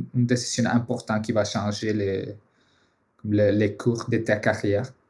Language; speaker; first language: French; non-native, fluent; Spanish